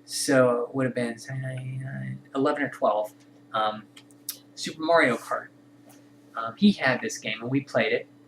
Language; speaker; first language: English; native; English